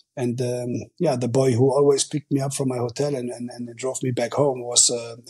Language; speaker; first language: English; non-native, fluent; German